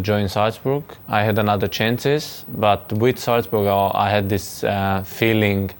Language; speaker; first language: English; non-native, fluent; Hungarian